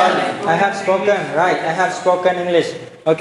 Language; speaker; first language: English; non-native, learner; Indonesian